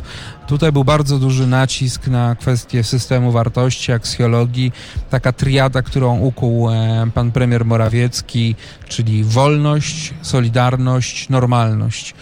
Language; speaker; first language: Polish; native; Polish